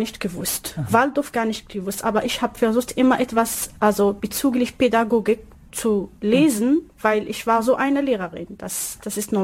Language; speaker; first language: German; non-native, learner; Arabic